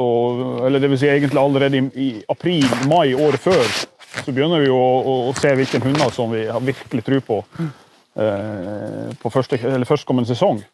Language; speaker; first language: Norwegian; native; Norwegian